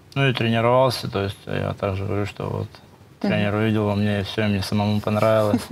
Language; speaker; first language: Russian; native; Russian